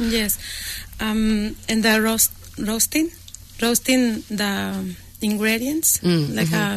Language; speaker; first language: English; non-native, learner; Spanish